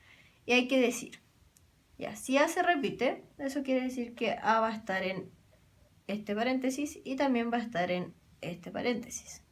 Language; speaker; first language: Spanish; native; Spanish